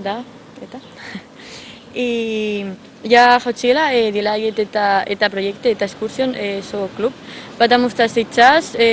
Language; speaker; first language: Russian; non-native, learner; Spanish